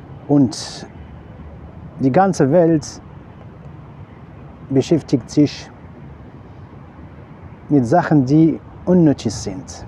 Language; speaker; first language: German; non-native, fluent; Arabic